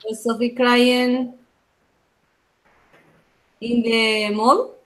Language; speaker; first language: English; non-native, learner; Spanish